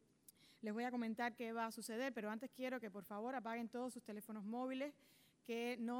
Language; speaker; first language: Spanish; native; Spanish